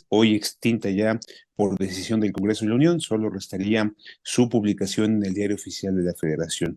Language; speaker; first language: Spanish; native; Spanish